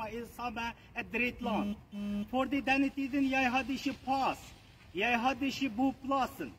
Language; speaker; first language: Norwegian; non-native, learner; Uyghur